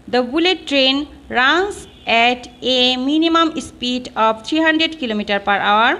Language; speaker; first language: English; non-native, local second language; Bangla